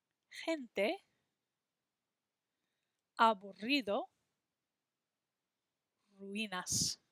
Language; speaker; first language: Spanish; non-native, fluent; English